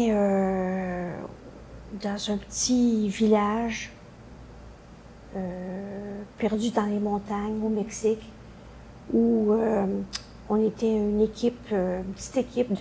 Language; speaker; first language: French; native; French